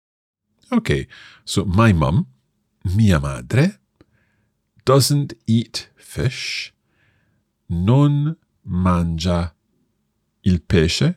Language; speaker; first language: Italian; non-native, fluent; English